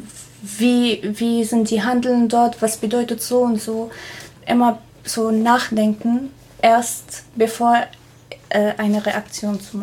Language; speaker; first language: German; non-native, fluent; Arabic